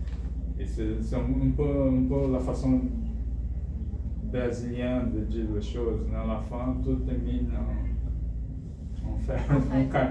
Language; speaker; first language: French; non-native, fluent; Portuguese